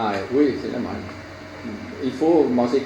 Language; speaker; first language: French; non-native, learner; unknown